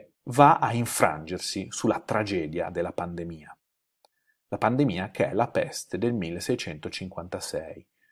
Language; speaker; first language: Italian; native; Italian